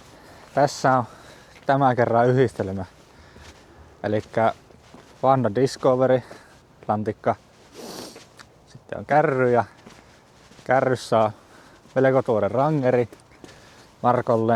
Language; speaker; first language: Finnish; native; Finnish